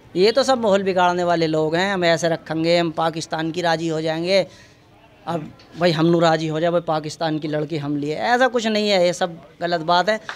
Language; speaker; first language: Hindi; native; Hindi